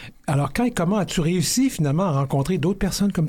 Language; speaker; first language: French; native; French